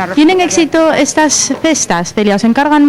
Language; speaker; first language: Spanish; native; Spanish